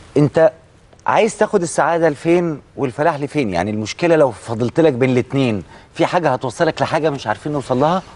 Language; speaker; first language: Arabic; native; Arabic